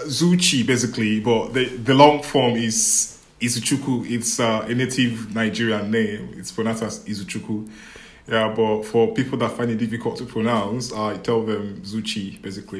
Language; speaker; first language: English; non-native, local second language; Igbo